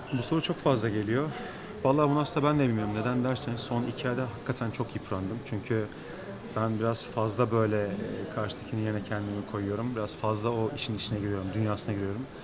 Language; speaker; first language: Turkish; native; Turkish